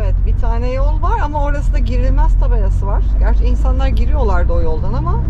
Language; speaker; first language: Turkish; native; Turkish